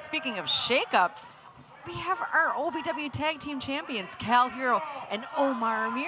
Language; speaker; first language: English; native; English